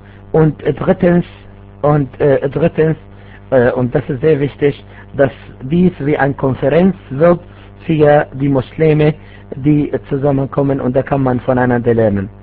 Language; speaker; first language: German; non-native, fluent; Arabic